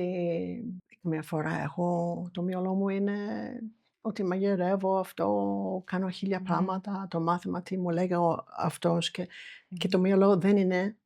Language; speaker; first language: Greek; non-native, fluent; English